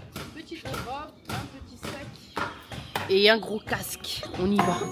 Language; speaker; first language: French; native; French